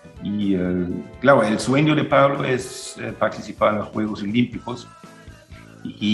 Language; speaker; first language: Spanish; non-native, fluent; German